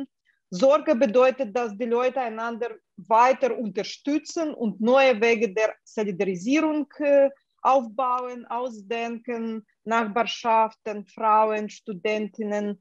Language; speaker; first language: German; non-native, fluent; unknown